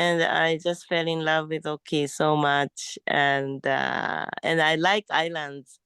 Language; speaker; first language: English; non-native, fluent; Japanese